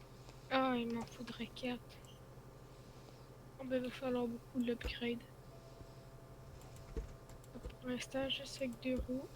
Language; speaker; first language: French; native; French